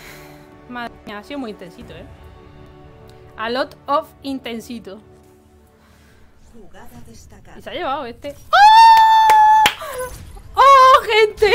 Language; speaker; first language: Spanish; native; Spanish